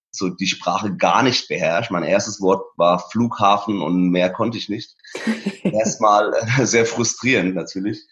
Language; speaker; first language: German; early bilingual, other home language; Persian